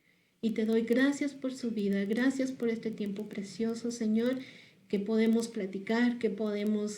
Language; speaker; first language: Spanish; native; Spanish